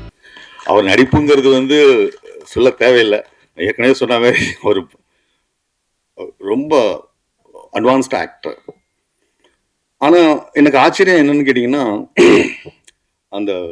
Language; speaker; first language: Tamil; native; Tamil